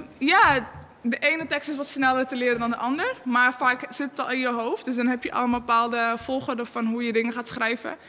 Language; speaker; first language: Dutch; early bilingual, other home language; Arabic